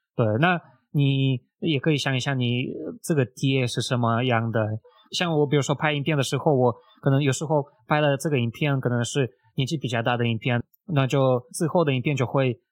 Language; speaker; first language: Chinese; non-native, fluent; Russian